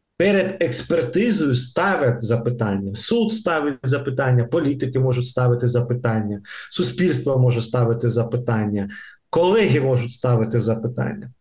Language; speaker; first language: Ukrainian; non-native, local second language; Russian